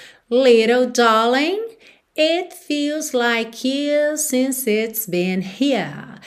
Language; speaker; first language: English; non-native, fluent; Portuguese